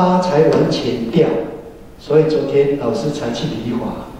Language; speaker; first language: Chinese; native; Chinese